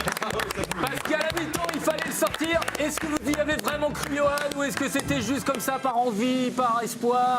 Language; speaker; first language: French; native; French